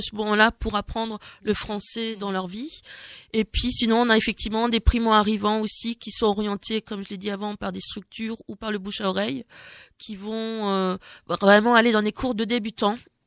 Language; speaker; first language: French; native; French